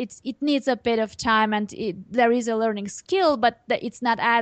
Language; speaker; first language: English; non-native, fluent; Armenian